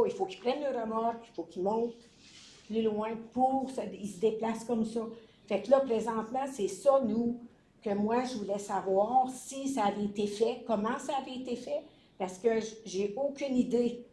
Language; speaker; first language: French; native; French